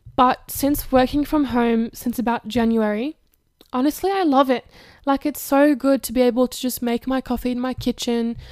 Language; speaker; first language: English; early bilingual, other home language; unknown